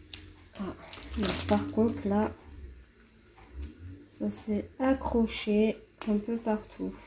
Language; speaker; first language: French; native; French